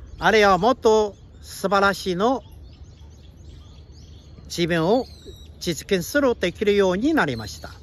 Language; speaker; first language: Japanese; non-native, fluent; Chinese